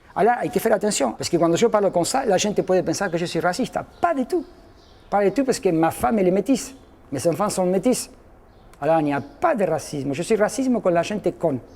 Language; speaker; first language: French; non-native, fluent; Spanish